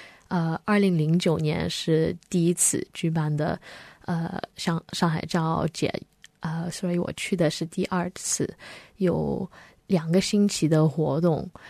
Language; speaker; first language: Chinese; early bilingual, heritage; Chinese